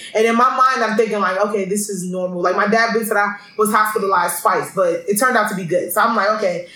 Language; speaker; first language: English; early bilingual, other home language; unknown